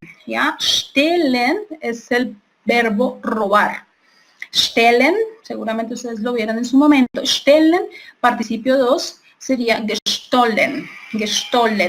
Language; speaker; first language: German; non-native, fluent; Spanish